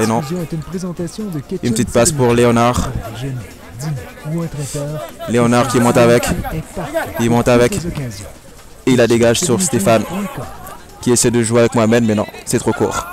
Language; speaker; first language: French; native; French